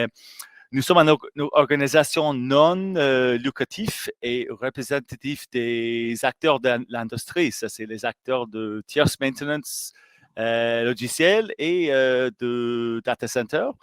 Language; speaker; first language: French; non-native, fluent; English